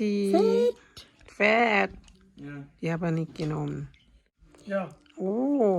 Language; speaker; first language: German; non-native, learner; Thai